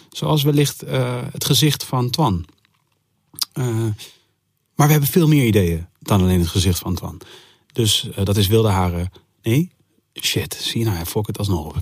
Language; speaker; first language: Dutch; native; Dutch